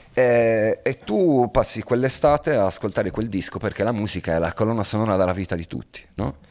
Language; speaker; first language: Italian; native; Italian